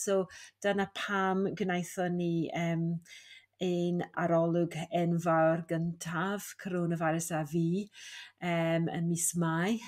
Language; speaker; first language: Welsh; non-native, fluent; English